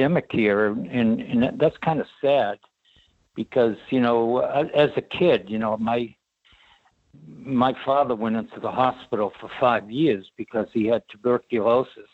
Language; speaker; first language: English; native; English